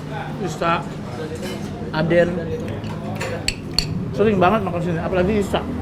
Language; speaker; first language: Indonesian; native; Indonesian